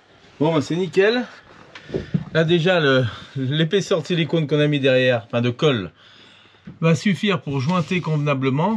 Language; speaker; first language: French; native; French